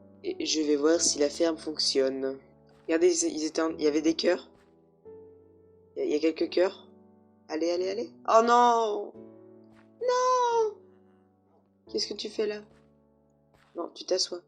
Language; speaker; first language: French; native; French